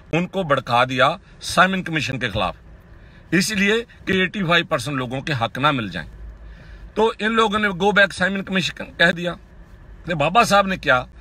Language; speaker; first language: Hindi; non-native, local second language; Punjabi